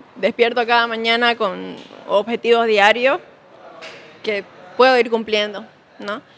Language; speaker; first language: Spanish; native; Spanish